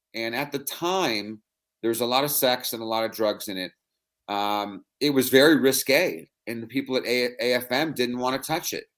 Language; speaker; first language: English; native; English